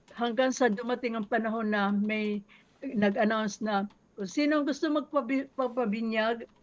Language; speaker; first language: Filipino; native; Filipino